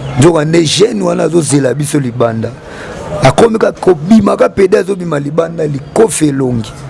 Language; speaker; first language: Lingala; non-native, local second language; Kongo